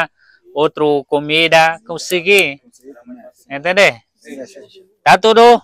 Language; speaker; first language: Portuguese; non-native, learner; Vietnamese